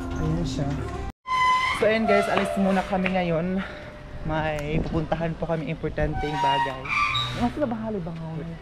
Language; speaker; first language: Filipino; non-native, local second language; Cebuano